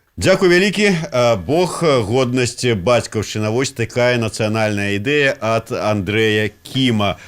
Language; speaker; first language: Belarusian; native; Belarusian